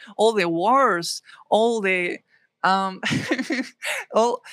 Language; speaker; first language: English; non-native, fluent; Spanish